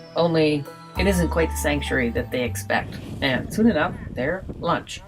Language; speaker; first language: English; native; English